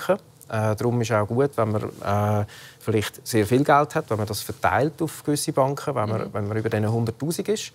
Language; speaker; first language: German; native; German